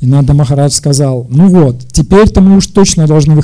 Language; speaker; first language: Russian; native; Russian